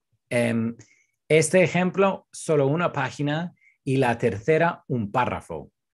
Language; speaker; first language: Spanish; non-native, fluent; English